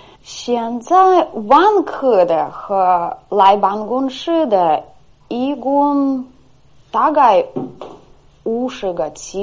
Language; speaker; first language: Chinese; non-native, fluent; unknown